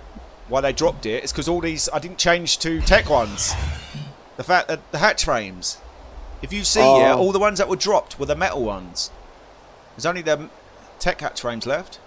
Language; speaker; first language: English; native; English